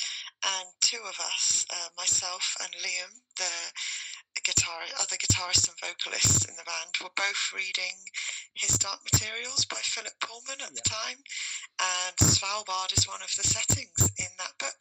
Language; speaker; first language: English; native; English